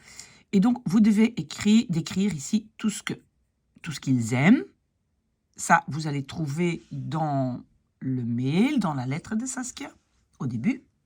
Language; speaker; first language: French; native; French